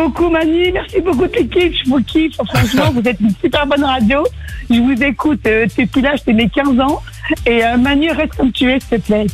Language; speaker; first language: French; native; French